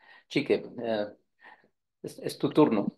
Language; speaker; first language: Spanish; non-native, fluent; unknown